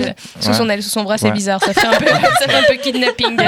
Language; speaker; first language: French; native; French